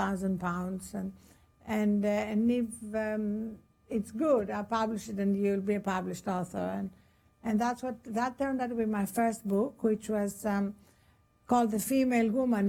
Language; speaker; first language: English; non-native, fluent; Greek